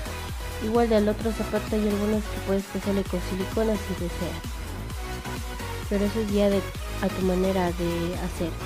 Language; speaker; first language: Spanish; native; Spanish